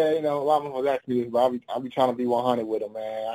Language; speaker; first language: English; native; English